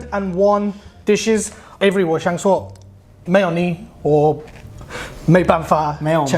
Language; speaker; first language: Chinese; non-native, learner; English